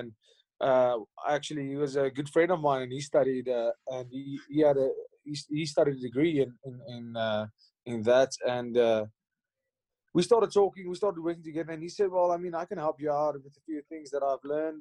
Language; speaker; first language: English; non-native, local second language; Afrikaans